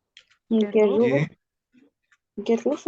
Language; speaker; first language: German; non-native, learner; Spanish